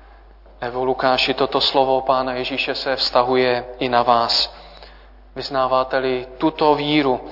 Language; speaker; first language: Czech; native; Czech